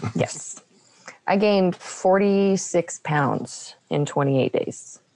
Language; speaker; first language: English; native; English